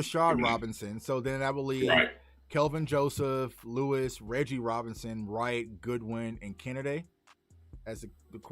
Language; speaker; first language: English; native; English